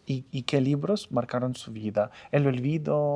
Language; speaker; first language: Spanish; non-native, fluent; Ukrainian